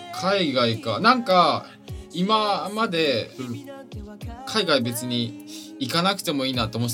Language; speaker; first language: Japanese; native; Japanese